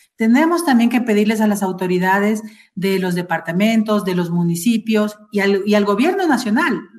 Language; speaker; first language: Spanish; native; Spanish